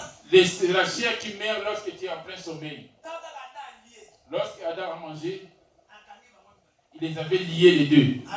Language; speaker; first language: French; non-native, local second language; Lingala